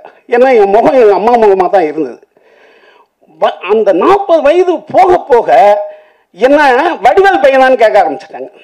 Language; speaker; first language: Tamil; native; Tamil